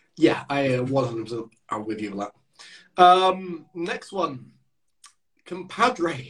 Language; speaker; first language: English; native; English